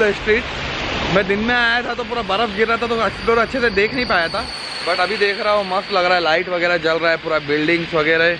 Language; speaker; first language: Hindi; native; Hindi